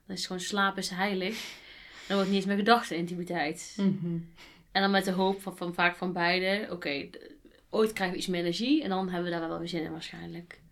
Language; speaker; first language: Dutch; native; Dutch